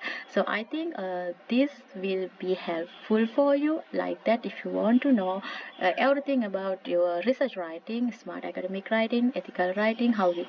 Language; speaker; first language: English; non-native, local second language; Sinhala